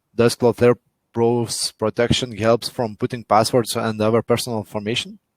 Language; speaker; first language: English; non-native, fluent; Lithuanian